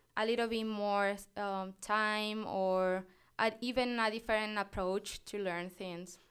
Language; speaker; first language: English; non-native, fluent; Spanish